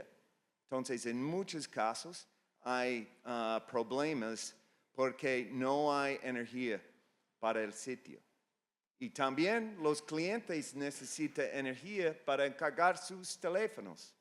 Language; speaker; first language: Spanish; non-native, fluent; English